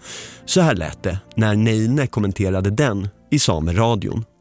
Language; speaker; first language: Swedish; native; Swedish